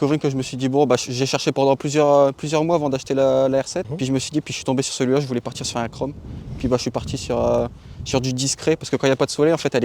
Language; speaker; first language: French; native; French